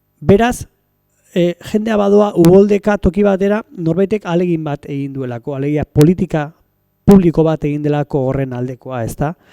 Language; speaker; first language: Basque; native; Basque